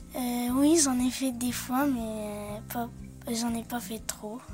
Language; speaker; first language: French; early bilingual, other home language; Arabic